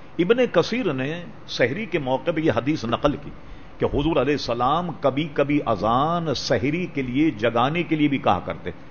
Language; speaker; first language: Urdu; native; Urdu